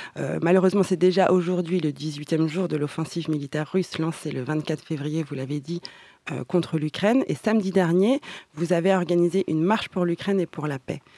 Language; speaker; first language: French; native; French